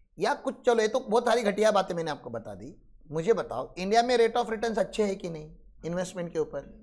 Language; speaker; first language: Hindi; non-native, local second language; Marathi